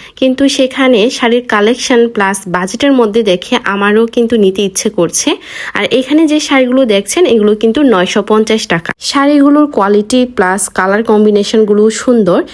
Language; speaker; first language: Bangla; native; Bangla